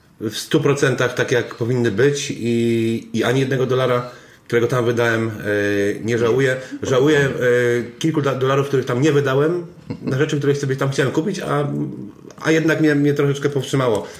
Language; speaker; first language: Polish; native; Polish